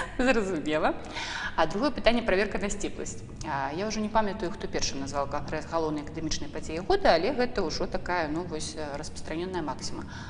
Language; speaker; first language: Belarusian; native; Belarusian